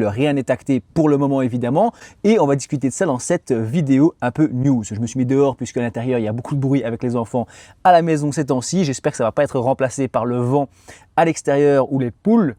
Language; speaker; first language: French; native; French